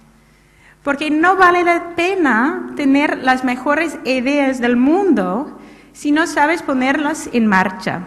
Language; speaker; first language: Spanish; non-native, fluent; English